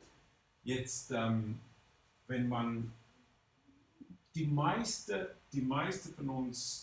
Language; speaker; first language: German; non-native, fluent; English